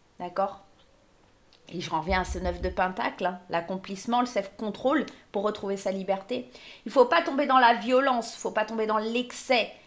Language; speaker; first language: French; native; French